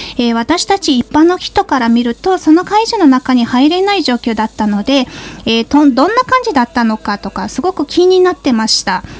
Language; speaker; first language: Japanese; non-native, fluent; Mongolian